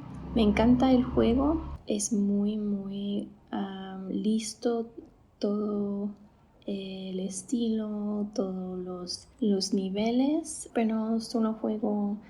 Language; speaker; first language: Spanish; non-native, fluent; English